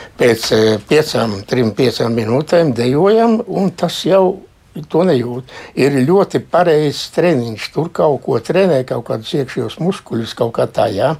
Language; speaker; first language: Latvian; native; Latvian